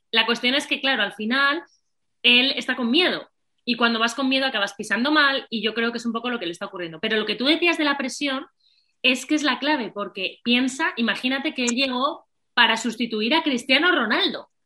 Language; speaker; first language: Spanish; native; Spanish